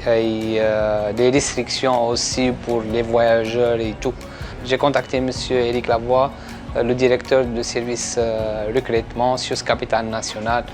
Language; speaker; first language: French; non-native, local second language; Arabic